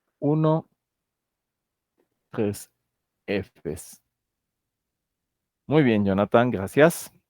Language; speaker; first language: Spanish; native; Spanish